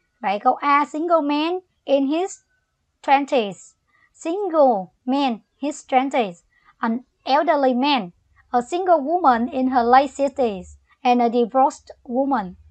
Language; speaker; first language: English; non-native, fluent; Vietnamese